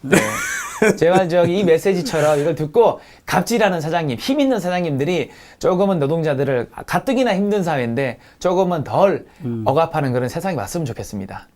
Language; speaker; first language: Korean; native; Korean